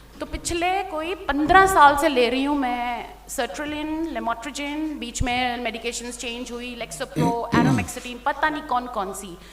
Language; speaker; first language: Hindi; native; Hindi